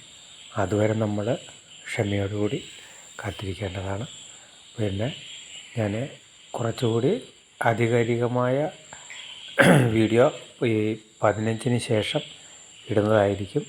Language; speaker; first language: Malayalam; native; Malayalam